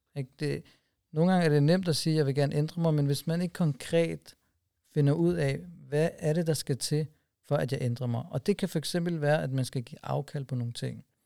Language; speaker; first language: Danish; early bilingual, other home language; Urdu